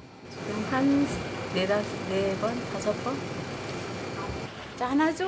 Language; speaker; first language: Korean; native; Korean